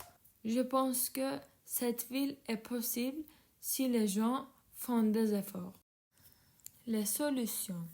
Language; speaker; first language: French; non-native, learner; Turkish